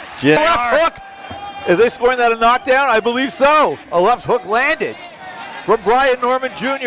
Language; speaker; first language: English; native; English